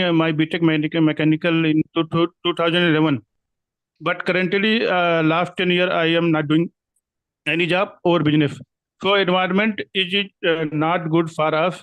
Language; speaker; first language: English; non-native, learner; Hindi